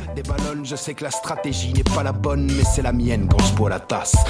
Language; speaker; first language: French; native; French